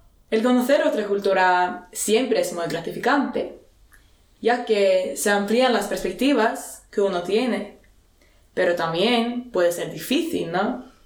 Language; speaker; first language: Spanish; non-native, fluent; Swedish